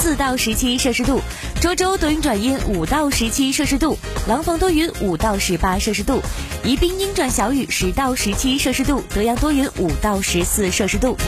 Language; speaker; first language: Chinese; native; Chinese